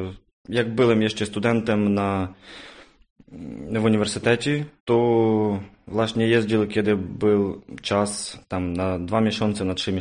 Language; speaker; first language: Polish; non-native, learner; Ukrainian